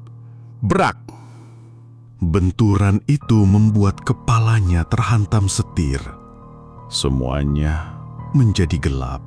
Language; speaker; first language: Indonesian; native; Indonesian